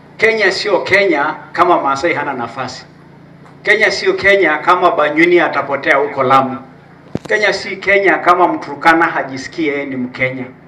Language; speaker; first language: Swahili; non-native, local second language; Masai